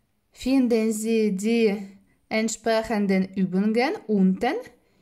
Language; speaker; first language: German; non-native, fluent; Russian